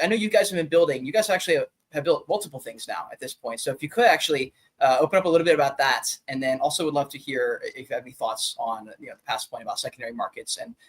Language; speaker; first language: English; native; English